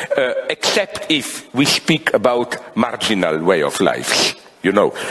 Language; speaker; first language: English; non-native, fluent; Slovenian